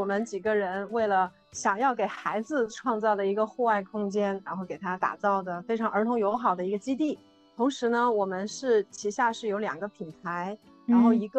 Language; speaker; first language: Chinese; native; Chinese